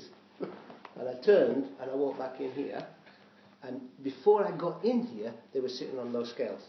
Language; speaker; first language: English; native; English